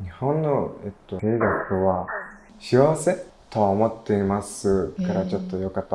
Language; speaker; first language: Japanese; non-native, learner; Mongolian